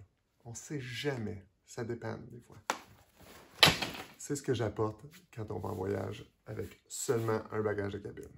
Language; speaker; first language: French; native; French